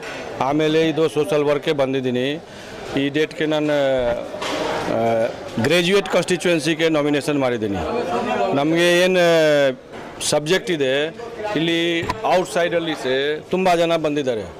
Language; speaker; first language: Kannada; non-native, learner; Hindi